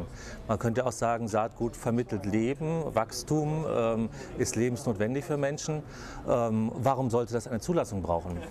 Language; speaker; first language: German; native; German